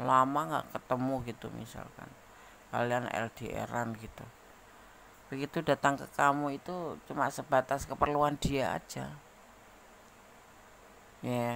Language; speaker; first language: Indonesian; native; Indonesian